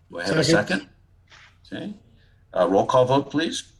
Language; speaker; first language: English; native; English